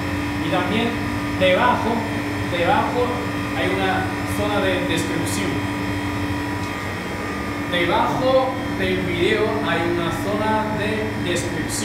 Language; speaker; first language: Spanish; non-native, learner; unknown